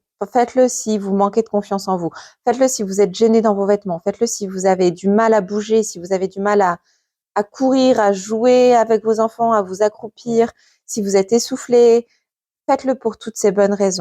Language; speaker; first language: French; native; French